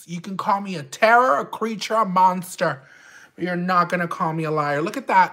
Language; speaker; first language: English; early bilingual, other home language; Spanish